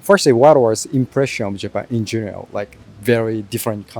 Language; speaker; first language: English; non-native, fluent; Japanese